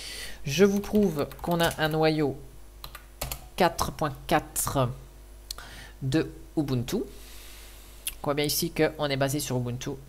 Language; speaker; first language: French; native; French